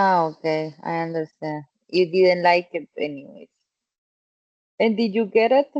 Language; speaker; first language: English; non-native, fluent; Spanish